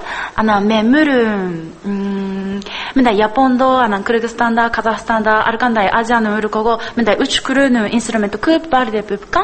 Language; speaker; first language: Kyrgyz; non-native, learner; Japanese